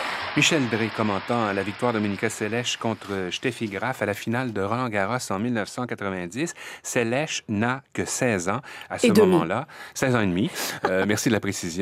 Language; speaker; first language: French; native; French